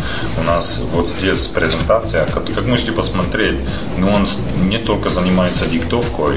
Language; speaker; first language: Russian; non-native, fluent; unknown